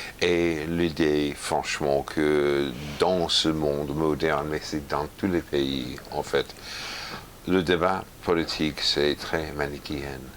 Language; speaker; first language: French; non-native, fluent; English